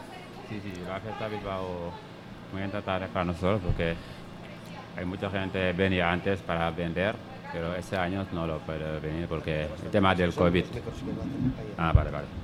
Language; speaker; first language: Spanish; non-native, learner; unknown